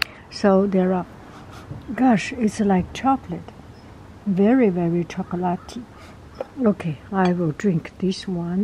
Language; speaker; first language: English; non-native, fluent; Chinese